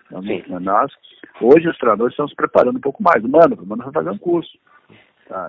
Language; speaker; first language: Portuguese; native; Portuguese